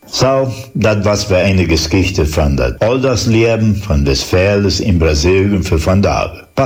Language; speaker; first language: German; non-native, learner; Low German